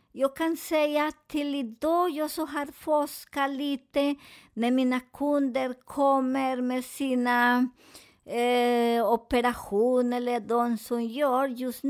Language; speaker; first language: Swedish; non-native, learner; Spanish